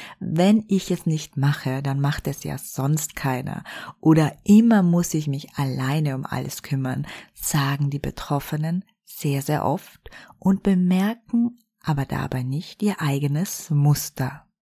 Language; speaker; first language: German; native; German